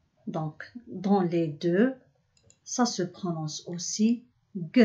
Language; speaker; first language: French; non-native, local second language; Arabic